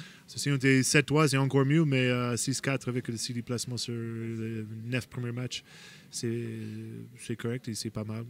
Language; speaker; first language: French; non-native, fluent; English